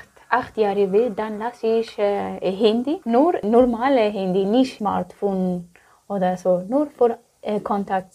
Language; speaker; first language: German; non-native, learner; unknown